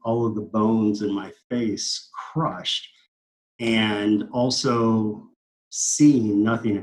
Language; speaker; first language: English; native; English